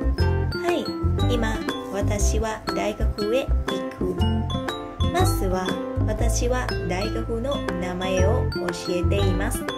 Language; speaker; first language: Japanese; non-native, learner; Thai